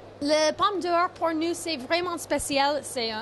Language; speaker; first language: French; non-native, fluent; English